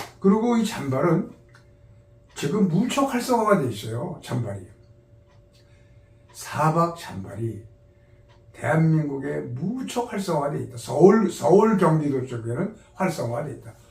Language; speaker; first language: Korean; native; Korean